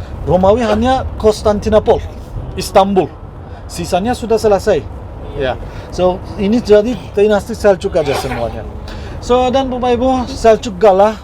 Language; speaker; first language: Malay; non-native, fluent; Turkish